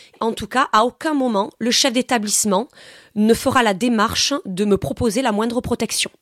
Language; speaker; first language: French; native; French